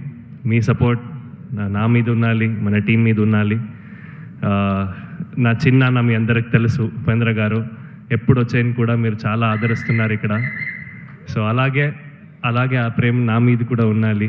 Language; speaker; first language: Telugu; non-native, fluent; Kannada